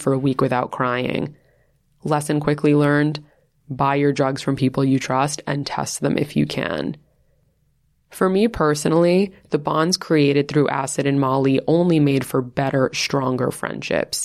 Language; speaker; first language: English; native; English